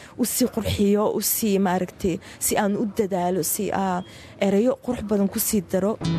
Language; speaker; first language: Somali; early bilingual, heritage; Somali